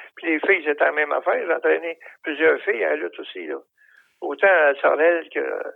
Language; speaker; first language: French; native; French